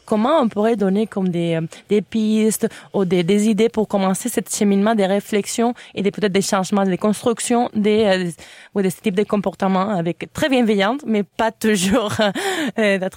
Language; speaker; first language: French; non-native, fluent; Spanish